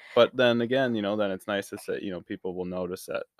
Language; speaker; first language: English; native; English